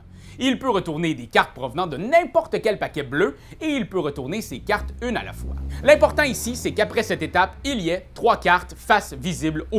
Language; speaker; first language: French; native; French